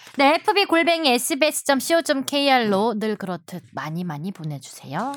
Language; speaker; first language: Korean; native; Korean